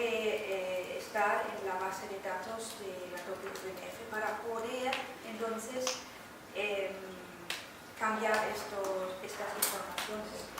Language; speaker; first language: Spanish; non-native, fluent; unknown